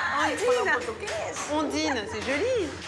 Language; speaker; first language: French; native; French